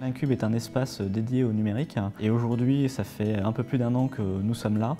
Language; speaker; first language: French; native; French